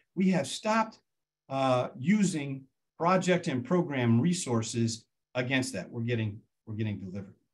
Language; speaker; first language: English; native; English